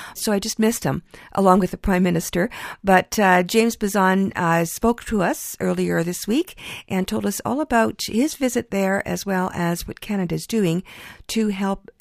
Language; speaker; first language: English; early bilingual, other home language; Ukrainian